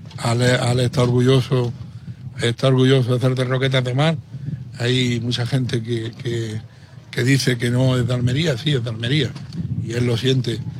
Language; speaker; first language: Spanish; native; Spanish